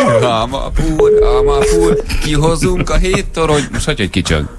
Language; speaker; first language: Hungarian; native; Hungarian